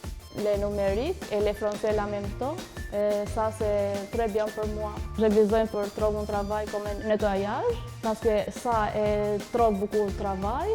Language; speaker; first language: French; non-native, learner; Albanian